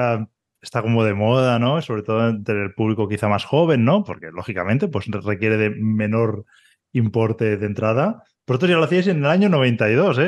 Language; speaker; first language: Spanish; native; Spanish